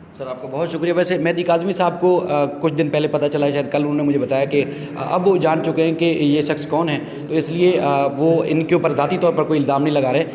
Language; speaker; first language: Urdu; native; Urdu